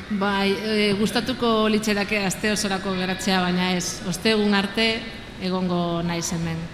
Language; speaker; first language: Basque; non-native, fluent; Galician